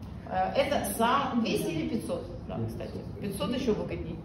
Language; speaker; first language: Russian; native; Russian